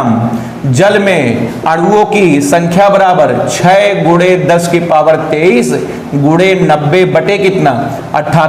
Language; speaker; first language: Hindi; native; Hindi